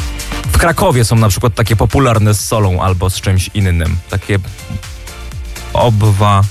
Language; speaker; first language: Polish; native; Polish